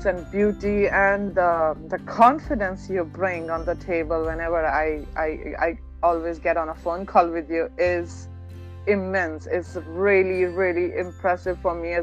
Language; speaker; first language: English; non-native, local second language; Hindi